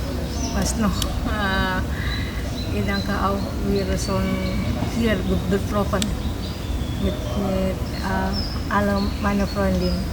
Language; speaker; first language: German; non-native, learner; Indonesian